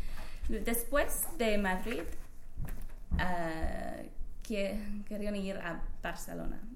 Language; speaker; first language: Spanish; non-native, learner; English